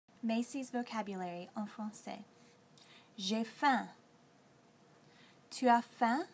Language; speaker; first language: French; non-native, learner; English